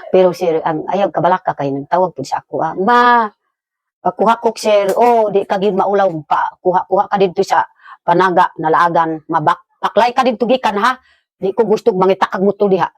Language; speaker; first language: Cebuano; non-native, local second language; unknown